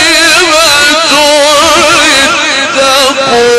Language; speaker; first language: Arabic; native; Arabic